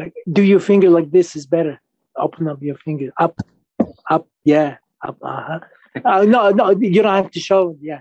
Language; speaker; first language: English; non-native, learner; Mongolian